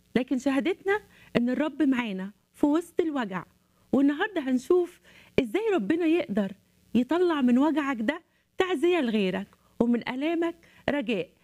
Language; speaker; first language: Arabic; native; Arabic